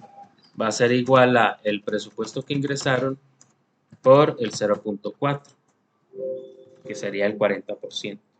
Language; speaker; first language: Spanish; native; Spanish